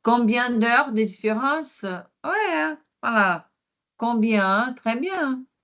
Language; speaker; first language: French; non-native, fluent; Portuguese